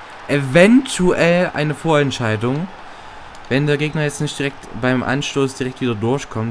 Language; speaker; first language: German; native; German